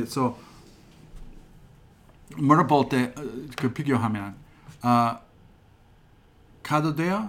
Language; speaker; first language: Korean; non-native, fluent; English